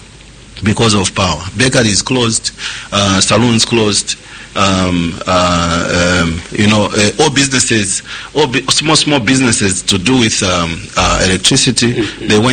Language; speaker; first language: English; non-native, local second language; Nyanja